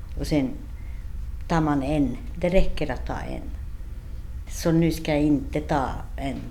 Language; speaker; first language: Swedish; early bilingual, other home language; Finnish